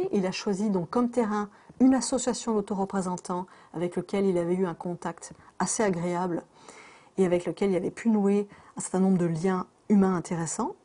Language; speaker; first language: French; native; French